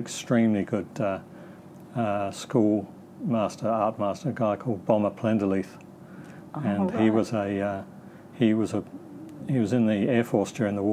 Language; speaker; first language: English; native; English